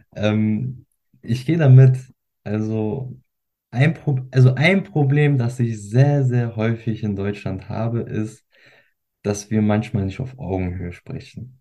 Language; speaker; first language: German; early bilingual, other home language; Turkish